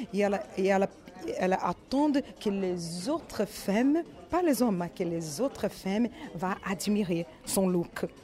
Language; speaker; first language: French; non-native, learner; Portuguese